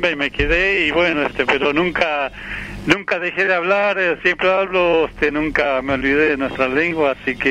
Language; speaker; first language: Spanish; non-native, local second language; Quechua